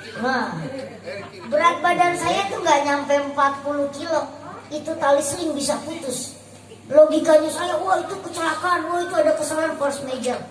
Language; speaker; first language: Indonesian; native; Indonesian